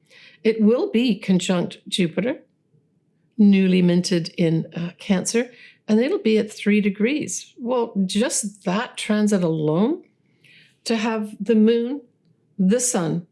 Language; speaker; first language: English; native; English